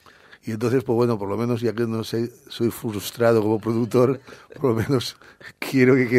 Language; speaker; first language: Spanish; native; Spanish